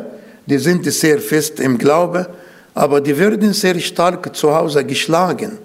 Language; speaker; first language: German; non-native, fluent; Arabic